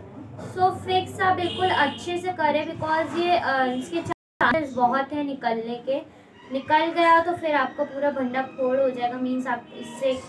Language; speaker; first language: Hindi; native; Hindi